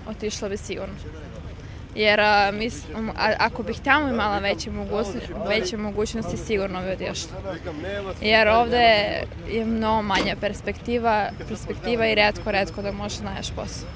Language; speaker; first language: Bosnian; non-native, local second language; Albanian